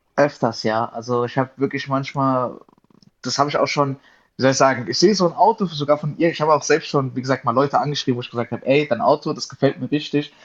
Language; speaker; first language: German; native; German